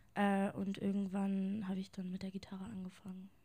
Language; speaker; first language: German; native; German